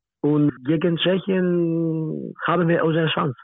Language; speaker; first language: German; non-native, learner; Greek